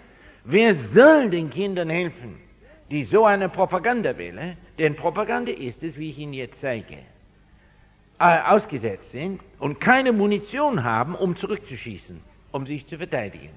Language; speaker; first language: German; non-native, fluent; English